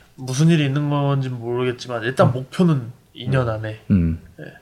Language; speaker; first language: Korean; native; Korean